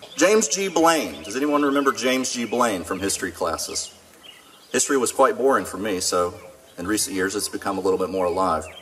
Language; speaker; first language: English; native; English